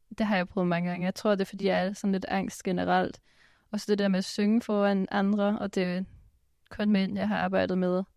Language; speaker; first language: Danish; native; Danish